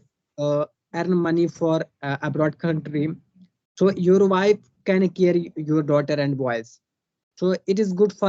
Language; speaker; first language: English; non-native, learner; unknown